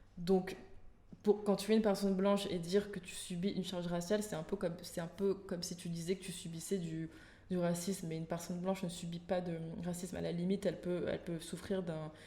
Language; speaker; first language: French; native; French